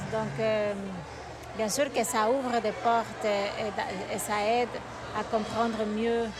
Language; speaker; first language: French; non-native, fluent; Spanish